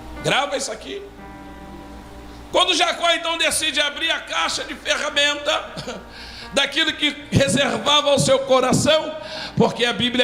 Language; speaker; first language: Portuguese; native; Portuguese